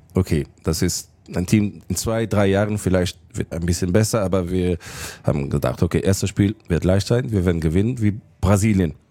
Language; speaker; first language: German; non-native, fluent; Portuguese